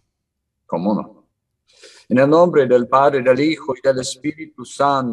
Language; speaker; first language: Spanish; non-native, fluent; English